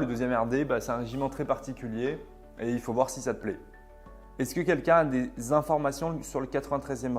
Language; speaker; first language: French; native; French